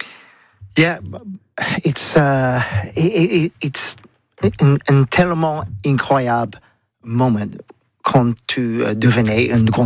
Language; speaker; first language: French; non-native, learner; English